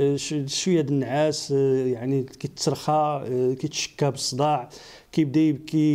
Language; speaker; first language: Arabic; native; Arabic